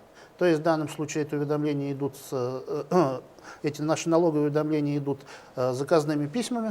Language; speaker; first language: Russian; native; Russian